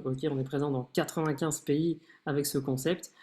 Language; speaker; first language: French; native; French